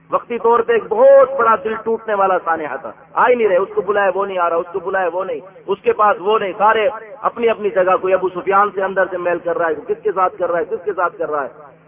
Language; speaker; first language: Urdu; non-native, local second language; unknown